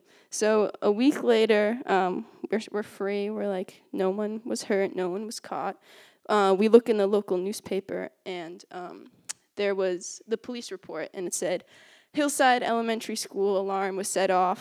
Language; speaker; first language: English; native; English